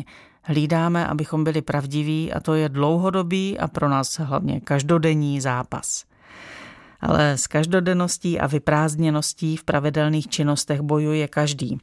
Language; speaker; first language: Czech; native; Czech